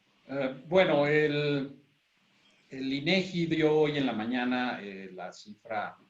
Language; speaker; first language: Spanish; native; Spanish